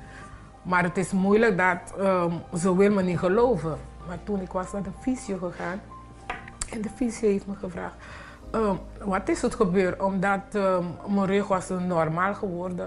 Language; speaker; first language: Dutch; non-native, fluent; Papiamento